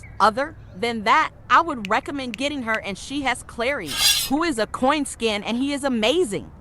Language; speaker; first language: English; native; English